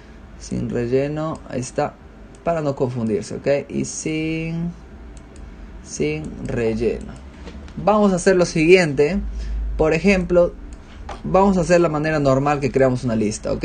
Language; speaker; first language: Spanish; native; Spanish